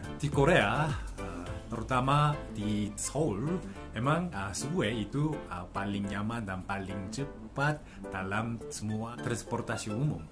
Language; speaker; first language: Indonesian; non-native, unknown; Korean